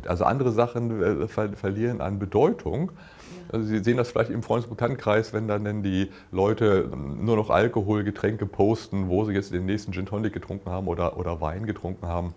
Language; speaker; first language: German; native; German